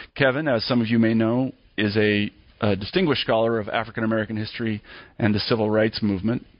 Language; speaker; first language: English; native; English